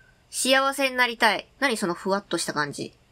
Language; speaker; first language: Japanese; native; Japanese